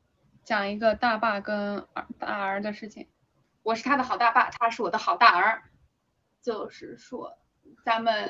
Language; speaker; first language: Chinese; native; Chinese